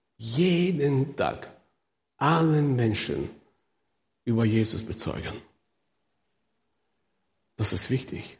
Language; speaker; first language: German; non-native, fluent; Russian